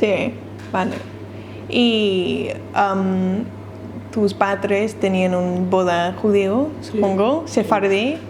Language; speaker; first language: Spanish; non-native, learner; English